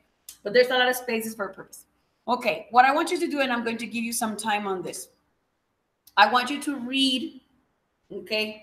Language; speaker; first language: English; non-native, local second language; Spanish